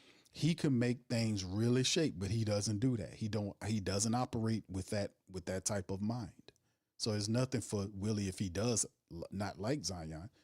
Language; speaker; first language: English; native; English